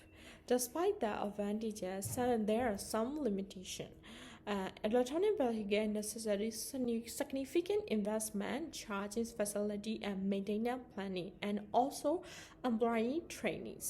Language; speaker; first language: English; non-native, learner; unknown